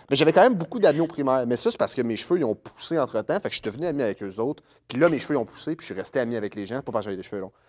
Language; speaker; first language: French; native; French